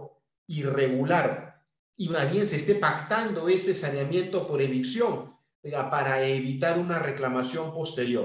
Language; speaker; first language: Spanish; native; Spanish